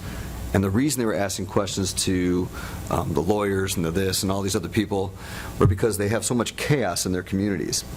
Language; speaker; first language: English; native; English